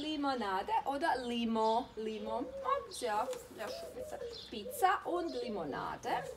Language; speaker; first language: German; non-native, fluent; Croatian